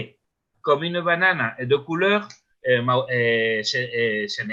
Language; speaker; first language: French; non-native, learner; Spanish